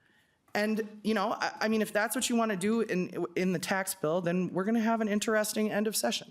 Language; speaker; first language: English; native; English